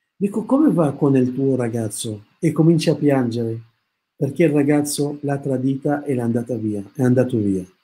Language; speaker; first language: Italian; non-native, fluent; Arabic